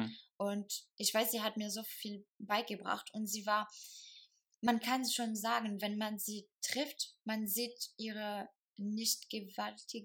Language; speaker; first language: German; non-native, fluent; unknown